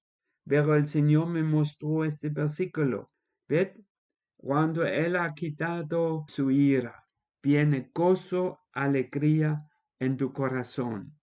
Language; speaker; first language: Spanish; non-native, fluent; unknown